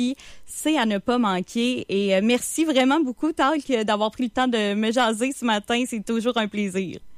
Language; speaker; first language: French; native; French